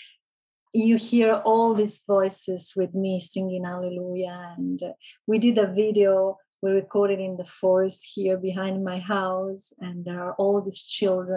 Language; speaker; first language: English; non-native, fluent; Italian